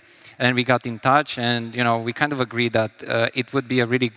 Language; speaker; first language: English; non-native, fluent; Romanian